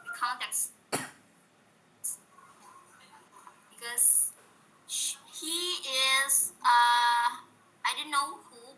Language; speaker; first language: English; non-native, learner; Indonesian